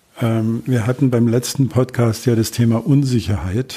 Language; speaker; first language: German; native; German